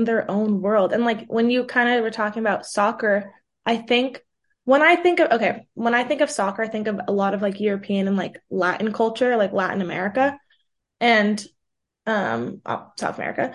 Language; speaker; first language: English; early bilingual, other home language; Portuguese